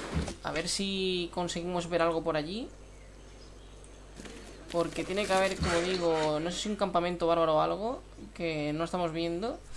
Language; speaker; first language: Spanish; native; Spanish